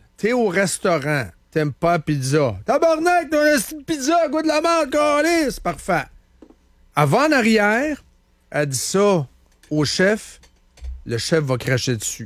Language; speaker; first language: French; native; French